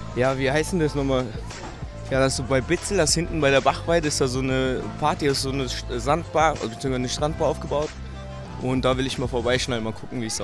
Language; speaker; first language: German; native; German